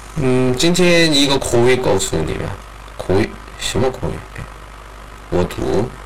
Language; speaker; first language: Chinese; non-native, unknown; Korean